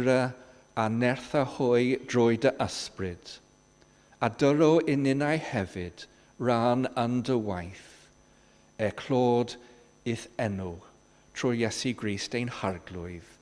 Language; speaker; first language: Welsh; non-native, fluent; English